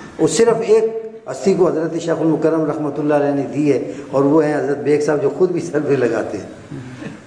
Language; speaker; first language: Urdu; non-native, local second language; Punjabi